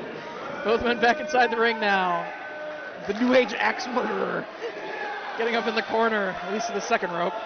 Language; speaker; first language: English; native; English